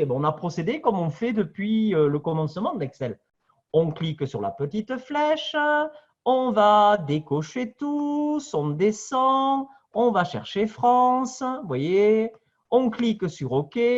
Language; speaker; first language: French; native; French